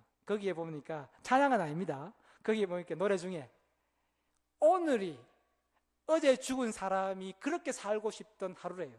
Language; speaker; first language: Korean; native; Korean